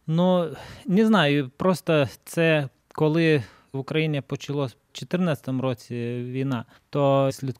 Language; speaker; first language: Ukrainian; non-native, fluent; Lithuanian